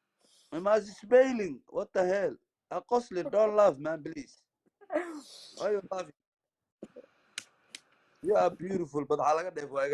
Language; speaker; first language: English; non-native, learner; Somali